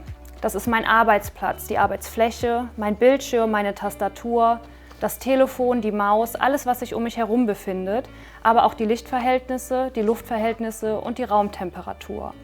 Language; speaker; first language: German; native; German